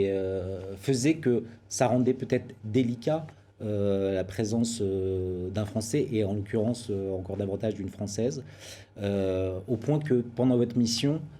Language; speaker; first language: French; native; French